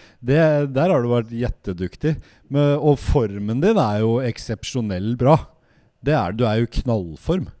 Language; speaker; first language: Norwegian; native; Norwegian